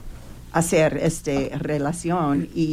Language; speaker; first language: Spanish; non-native, learner; English